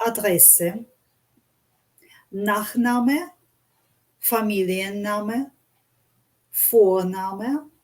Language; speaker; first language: German; non-native, learner; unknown